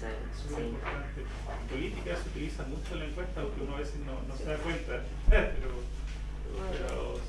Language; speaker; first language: Spanish; native; Spanish